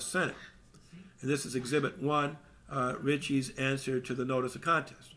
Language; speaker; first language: English; native; English